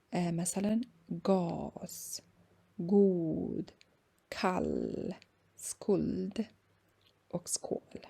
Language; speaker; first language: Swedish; non-native, fluent; Persian